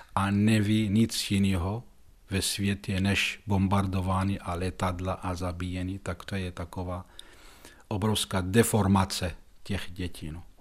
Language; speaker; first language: Czech; non-native, fluent; Arabic